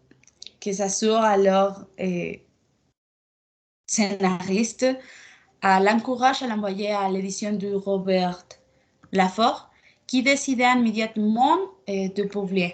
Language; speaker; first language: French; non-native, learner; Spanish